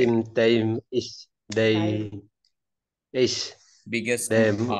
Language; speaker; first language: English; non-native, learner; Indonesian